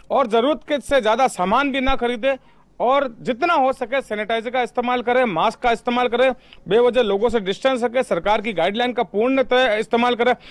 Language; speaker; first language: Hindi; native; Hindi